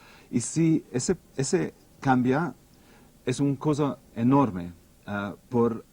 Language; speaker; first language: Spanish; non-native, fluent; English